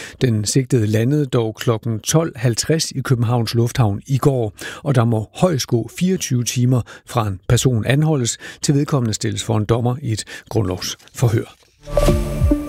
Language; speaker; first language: Danish; native; Danish